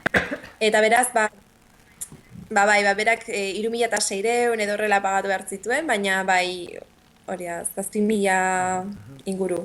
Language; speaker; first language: Basque; native; Basque